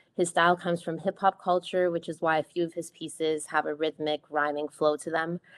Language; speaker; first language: English; native; English